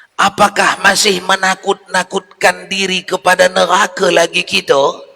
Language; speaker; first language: Malay; native; Malay